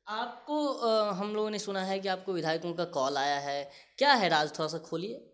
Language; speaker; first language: Hindi; native; Hindi